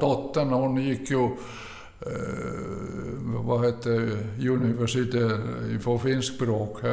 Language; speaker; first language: Swedish; early bilingual, other home language; Finnish